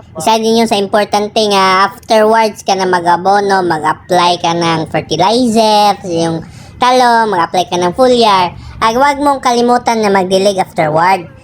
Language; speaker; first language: Filipino; non-native, local second language; Cebuano